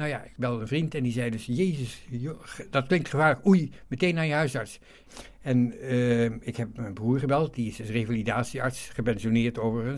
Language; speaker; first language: Dutch; native; Dutch